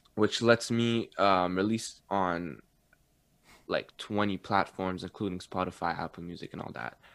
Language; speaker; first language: English; early bilingual, other home language; Arabic